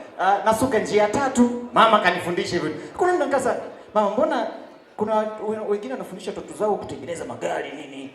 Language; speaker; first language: Swahili; native; Swahili